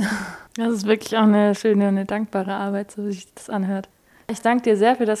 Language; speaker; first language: German; native; German